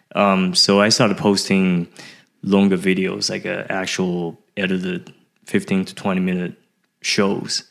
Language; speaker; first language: English; early bilingual, other home language; Chinese